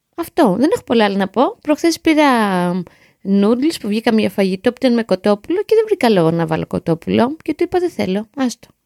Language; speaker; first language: Greek; native; Greek